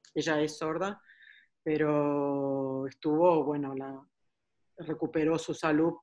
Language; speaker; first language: Spanish; early bilingual, heritage; Spanish